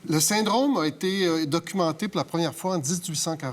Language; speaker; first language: French; native; French